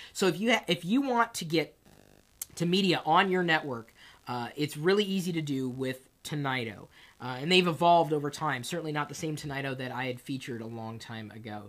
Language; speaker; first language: English; native; English